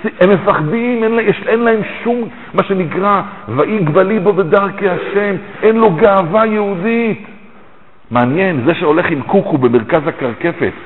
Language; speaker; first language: Hebrew; native; Hebrew